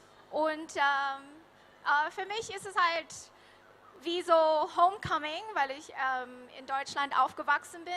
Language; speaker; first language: German; early bilingual, heritage; German